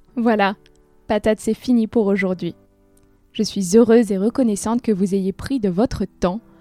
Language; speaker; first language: French; native; French